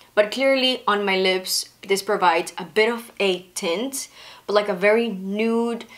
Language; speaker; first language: English; non-native, fluent; Spanish